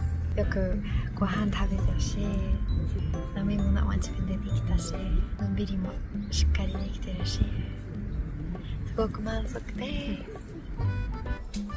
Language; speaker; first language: Japanese; non-native, fluent; English